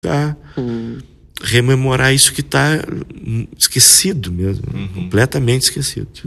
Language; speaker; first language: Portuguese; native; Portuguese